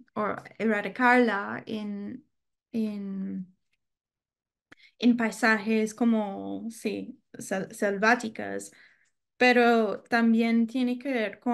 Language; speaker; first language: Spanish; non-native, learner; English